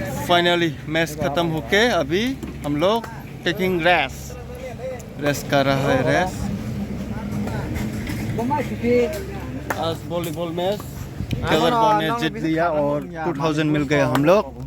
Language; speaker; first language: Hindi; non-native, local second language; Kok Borok